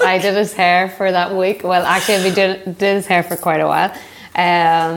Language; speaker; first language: English; native; English